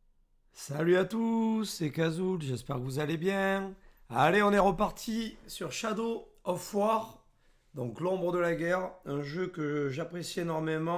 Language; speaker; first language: French; native; French